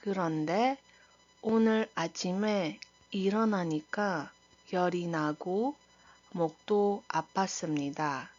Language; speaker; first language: Korean; non-native, fluent; Iloko